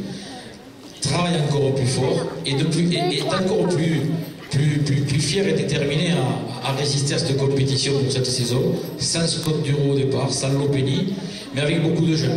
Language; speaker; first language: French; native; French